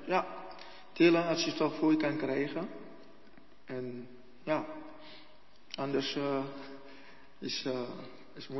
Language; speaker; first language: Dutch; non-native, learner; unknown